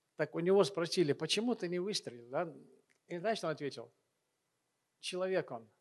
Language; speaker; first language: Russian; non-native, local second language; Chechen